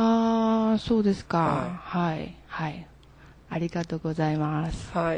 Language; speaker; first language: Japanese; non-native, learner; Chinese